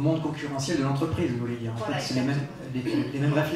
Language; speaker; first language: French; native; French